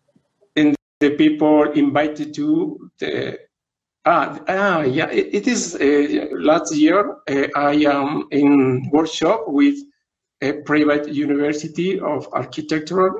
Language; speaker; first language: English; non-native, learner; Spanish